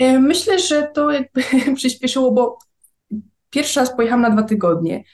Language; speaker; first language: Polish; native; Polish